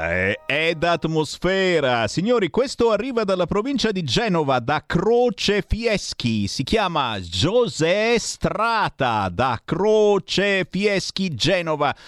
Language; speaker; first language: Italian; native; Italian